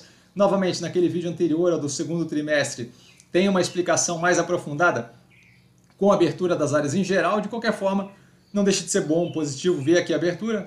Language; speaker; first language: Portuguese; native; Portuguese